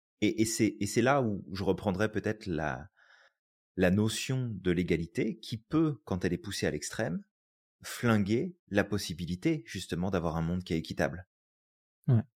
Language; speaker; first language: French; native; French